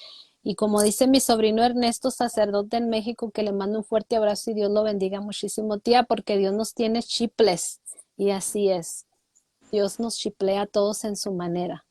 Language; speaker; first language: Spanish; native; Spanish